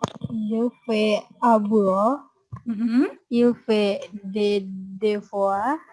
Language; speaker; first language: French; non-native, learner; Indonesian